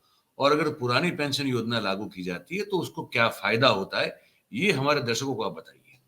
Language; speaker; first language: Hindi; non-native, local second language; Gujarati